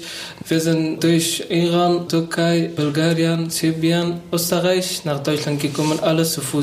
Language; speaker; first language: German; non-native, learner; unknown